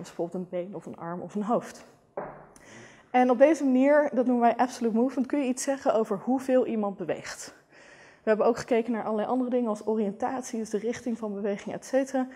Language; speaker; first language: Dutch; native; Dutch